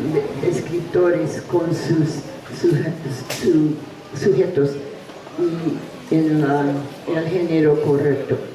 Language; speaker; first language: Spanish; non-native, fluent; English